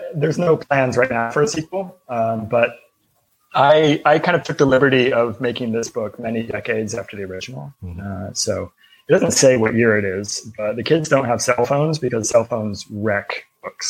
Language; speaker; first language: English; native; English